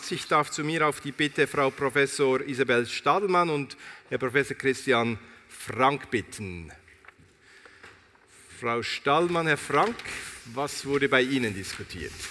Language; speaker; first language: German; native; German